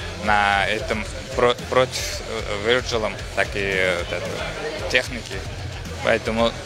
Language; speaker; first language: Russian; non-native, local second language; Uzbek